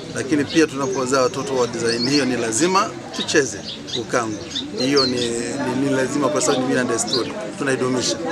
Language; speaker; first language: Swahili; non-native, local second language; Sukuma